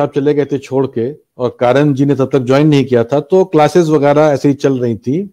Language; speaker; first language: Hindi; native; Hindi